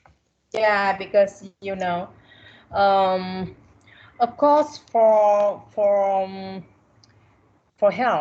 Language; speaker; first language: English; non-native, learner; Vietnamese